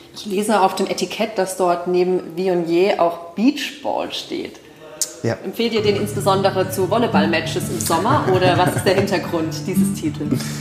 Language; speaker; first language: German; native; German